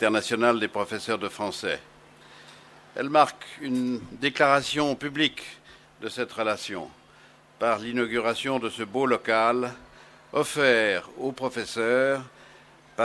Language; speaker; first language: French; native; French